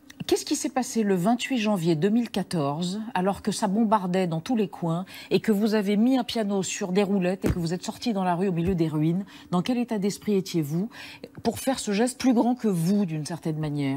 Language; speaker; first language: French; native; French